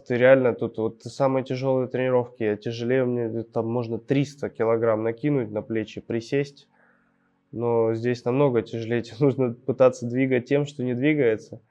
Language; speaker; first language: Russian; native; Russian